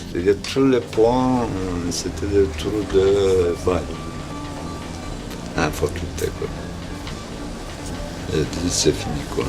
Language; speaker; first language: French; non-native, learner; Turkish